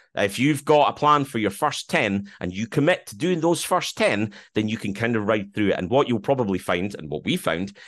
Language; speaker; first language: English; native; English